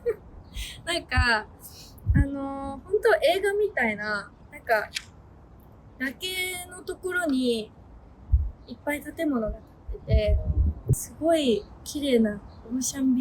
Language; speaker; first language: Japanese; native; Japanese